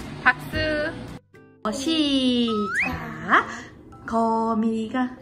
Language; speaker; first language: Korean; native; Korean